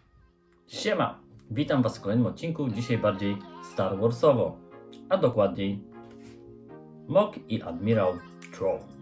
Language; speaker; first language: Polish; native; Polish